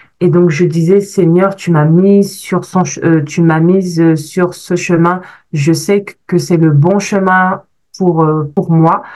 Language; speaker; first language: French; native; French